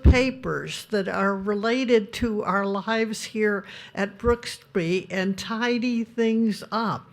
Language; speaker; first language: English; native; English